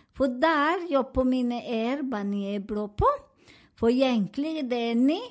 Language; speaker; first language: Swedish; non-native, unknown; Spanish